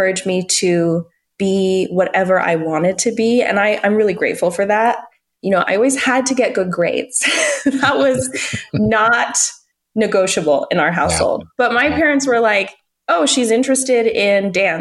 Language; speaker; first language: English; native; English